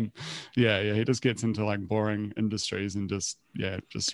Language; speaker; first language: English; native; English